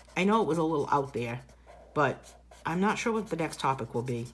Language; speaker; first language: English; native; English